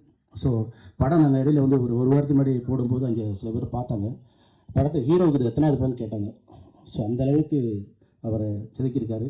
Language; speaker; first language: Tamil; native; Tamil